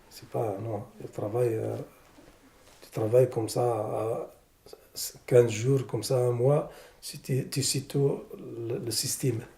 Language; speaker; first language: French; non-native, learner; Arabic